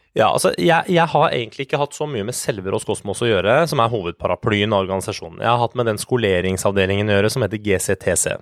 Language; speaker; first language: Norwegian; early bilingual, other home language; Persian